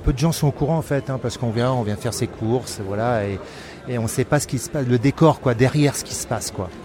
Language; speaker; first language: French; native; French